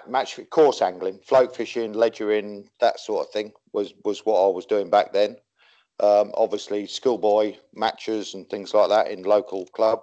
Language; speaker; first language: English; native; English